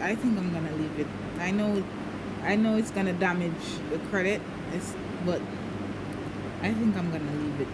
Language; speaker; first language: English; native; English